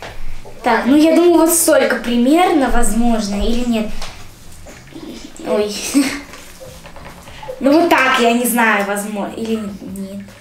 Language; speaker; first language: Russian; native; Russian